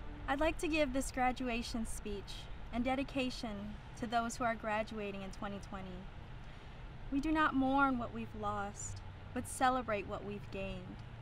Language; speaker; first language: English; early bilingual, other home language; Vietnamese